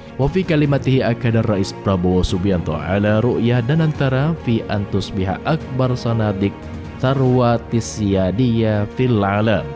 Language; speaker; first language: Arabic; non-native, fluent; Indonesian